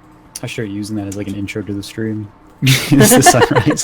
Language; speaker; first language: English; native; English